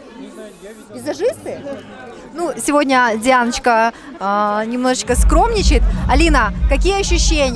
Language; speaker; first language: Russian; native; Russian